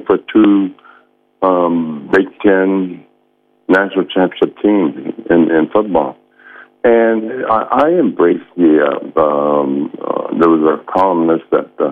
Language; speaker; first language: English; early bilingual, other home language; Samoan